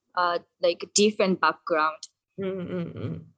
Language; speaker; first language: English; non-native, learner; Japanese